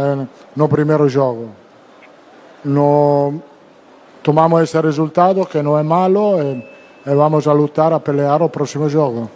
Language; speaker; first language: Portuguese; non-native, learner; Spanish